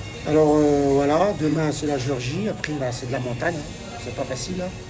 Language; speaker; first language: French; non-native, local second language; Arabic